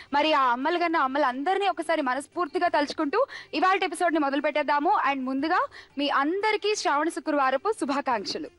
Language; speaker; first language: Telugu; native; Telugu